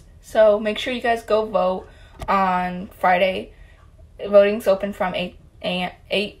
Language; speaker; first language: English; native; English